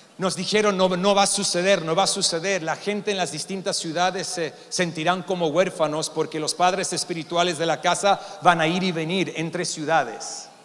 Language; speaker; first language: Spanish; non-native, fluent; English